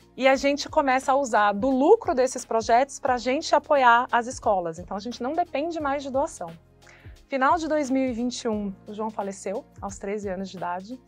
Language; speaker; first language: Portuguese; native; Portuguese